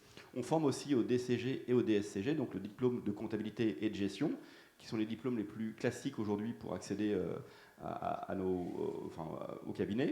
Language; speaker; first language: French; native; French